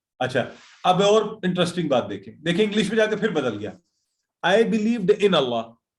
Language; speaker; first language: Urdu; native; Urdu